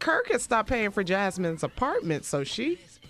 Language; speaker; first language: English; native; English